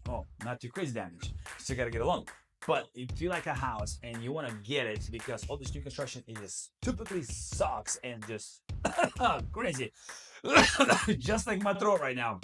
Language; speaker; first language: English; non-native, fluent; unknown